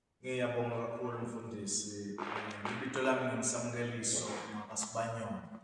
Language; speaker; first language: Zulu; native; Zulu